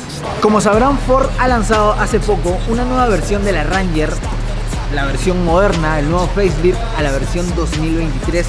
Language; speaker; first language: Spanish; native; Spanish